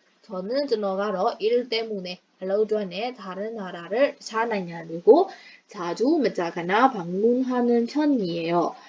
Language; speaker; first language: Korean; non-native, fluent; Burmese